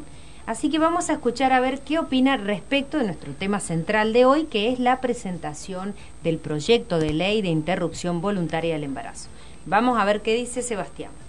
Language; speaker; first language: Spanish; native; Spanish